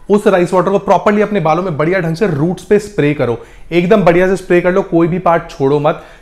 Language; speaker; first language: Hindi; native; Hindi